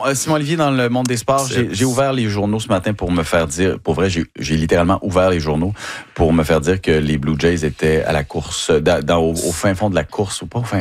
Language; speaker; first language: French; native; French